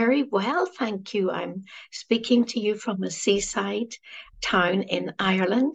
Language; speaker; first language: English; native; English